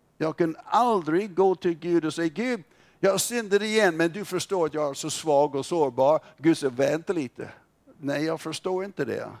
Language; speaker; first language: Swedish; non-native, fluent; English